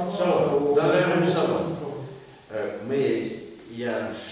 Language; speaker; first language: French; non-native, fluent; Russian